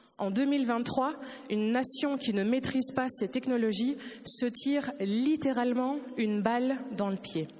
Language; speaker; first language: French; early bilingual, other home language; Lingala